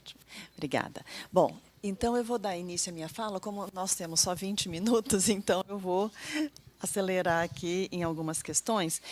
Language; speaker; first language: Portuguese; native; Portuguese